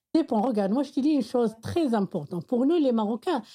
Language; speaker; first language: French; non-native, local second language; Arabic